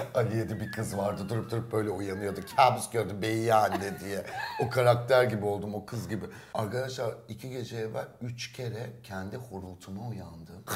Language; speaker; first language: Turkish; native; Turkish